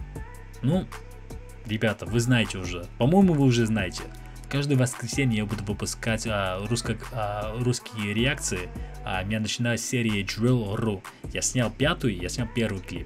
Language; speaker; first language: Russian; non-native, fluent; English